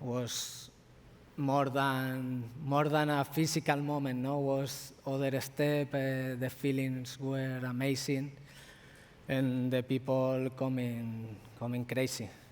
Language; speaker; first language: English; non-native, fluent; Spanish